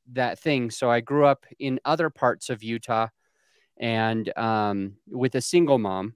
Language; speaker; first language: English; native; English